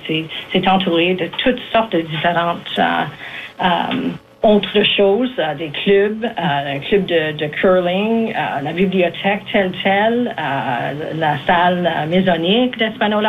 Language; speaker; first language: French; native; French